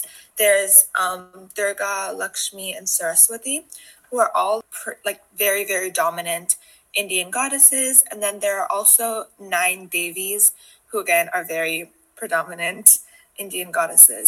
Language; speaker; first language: English; non-native, local second language; Hindi